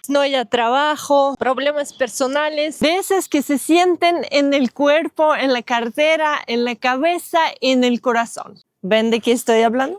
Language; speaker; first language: Spanish; non-native, fluent; Russian